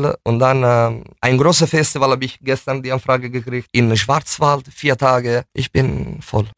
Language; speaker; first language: German; non-native, fluent; Italian